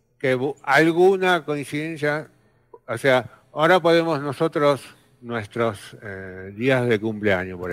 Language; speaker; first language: Spanish; native; Spanish